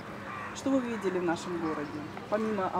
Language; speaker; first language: Russian; native; Russian